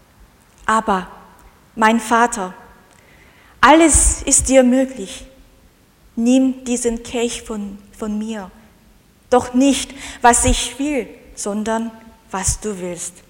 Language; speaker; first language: German; non-native, fluent; Korean